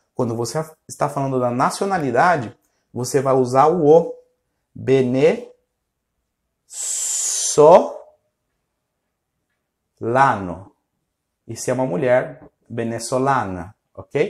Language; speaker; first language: Portuguese; non-native, fluent; Spanish